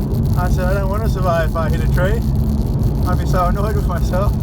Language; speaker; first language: English; native; English